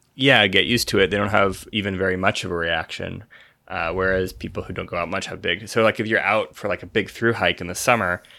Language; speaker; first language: English; native; English